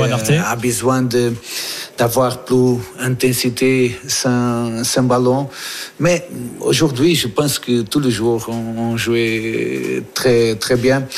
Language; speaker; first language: French; non-native, fluent; Portuguese